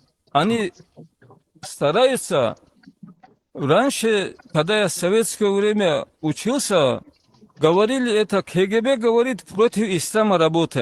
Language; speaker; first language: Russian; non-native, local second language; Chechen